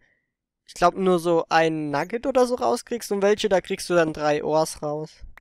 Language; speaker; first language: German; native; German